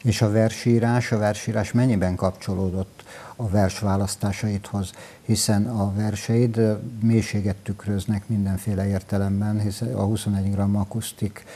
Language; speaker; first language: Hungarian; native; Hungarian